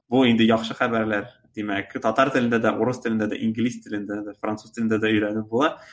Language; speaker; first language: Tatar; native; Tatar